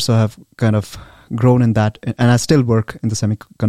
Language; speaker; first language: English; non-native, local second language; Hindi